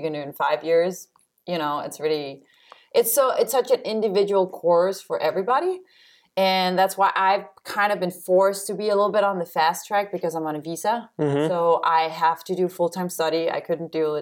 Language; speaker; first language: English; non-native, fluent; Danish